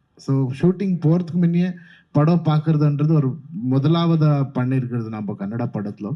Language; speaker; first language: Tamil; non-native, fluent; Kannada